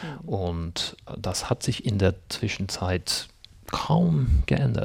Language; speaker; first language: German; non-native, fluent; English